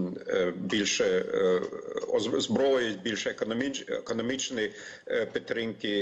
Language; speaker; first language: Ukrainian; non-native, fluent; German